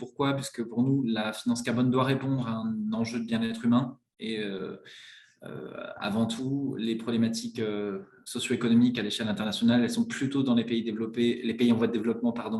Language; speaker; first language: French; native; French